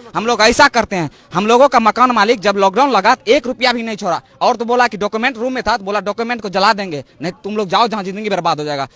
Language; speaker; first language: Hindi; native; Hindi